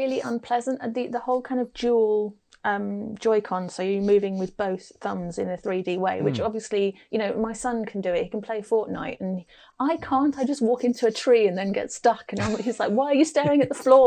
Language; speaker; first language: English; native; English